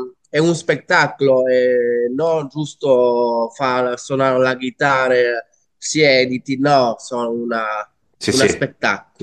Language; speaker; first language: Italian; non-native, learner; Spanish